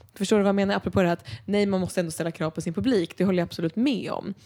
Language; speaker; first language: Swedish; non-native, fluent; Norwegian